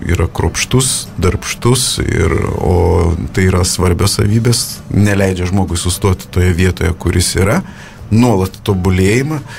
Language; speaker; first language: Lithuanian; native; Lithuanian